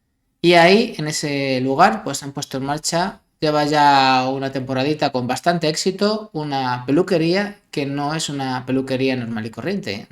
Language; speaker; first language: Spanish; native; Spanish